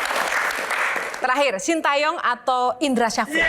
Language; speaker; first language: Indonesian; native; Indonesian